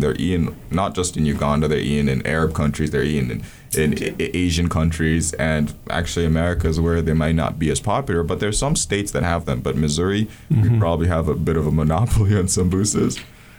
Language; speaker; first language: English; non-native, local second language; Ganda